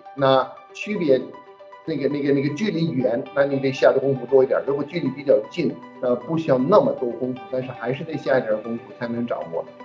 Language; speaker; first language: Chinese; non-native, fluent; English